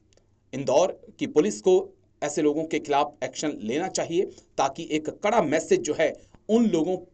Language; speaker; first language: Hindi; native; Hindi